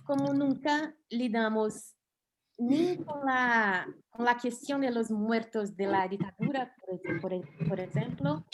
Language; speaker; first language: Spanish; non-native, learner; Portuguese